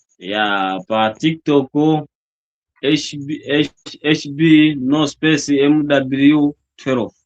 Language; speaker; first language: Nyanja; non-native, local second language; Yao